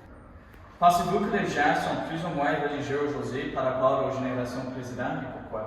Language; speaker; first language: French; native; French